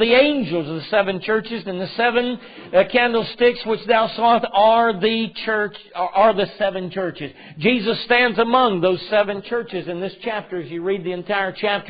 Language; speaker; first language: English; native; English